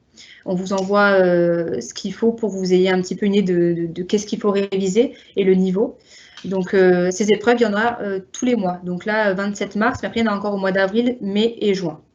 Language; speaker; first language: French; native; French